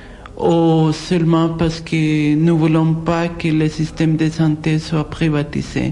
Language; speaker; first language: French; non-native, fluent; Spanish